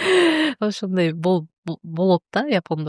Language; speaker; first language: Kyrgyz; non-native, learner; Japanese